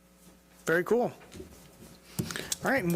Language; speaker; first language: English; native; English